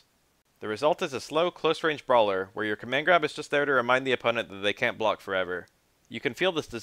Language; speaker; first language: English; native; English